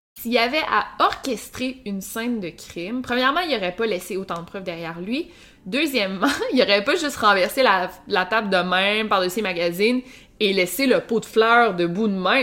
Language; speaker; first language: French; native; French